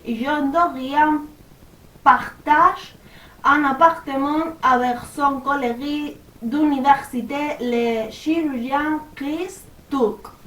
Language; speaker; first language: French; non-native, learner; Spanish